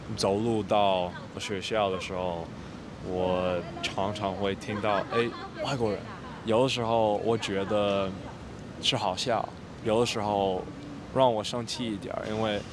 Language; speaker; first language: Chinese; non-native, fluent; English